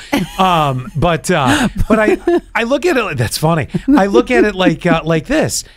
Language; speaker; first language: English; native; English